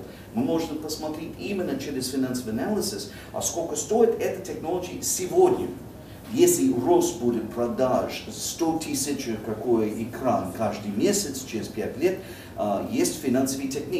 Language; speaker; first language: Russian; non-native, fluent; English